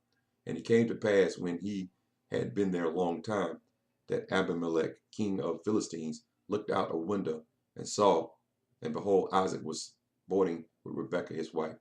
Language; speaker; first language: English; native; English